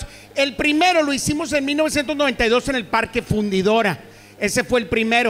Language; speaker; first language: Spanish; native; Spanish